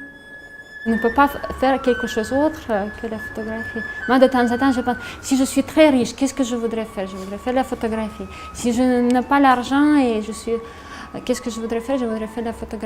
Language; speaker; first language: French; non-native, fluent; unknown